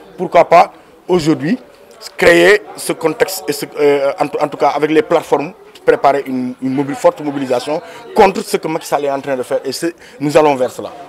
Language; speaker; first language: French; non-native, local second language; Wolof